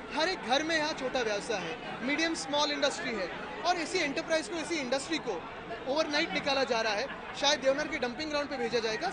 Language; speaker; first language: Hindi; non-native, local second language; Marathi